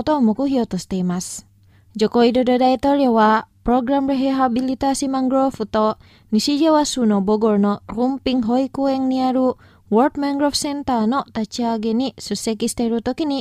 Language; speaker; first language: Japanese; non-native, fluent; Indonesian